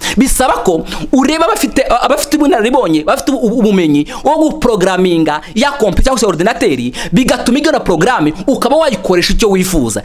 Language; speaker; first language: Kinyarwanda; native; Kinyarwanda